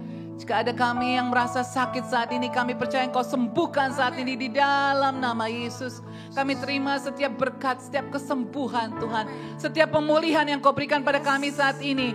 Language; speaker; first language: Indonesian; native; Indonesian